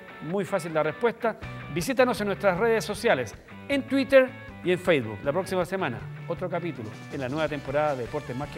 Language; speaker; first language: Spanish; native; Spanish